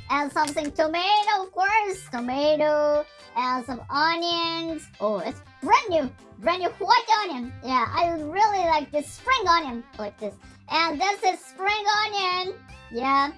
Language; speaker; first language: English; non-native, learner; Japanese